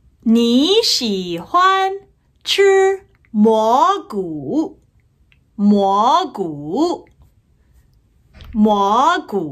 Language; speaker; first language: Chinese; non-native, fluent; English